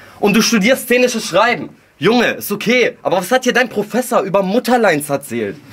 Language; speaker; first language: German; early bilingual, other home language; Russian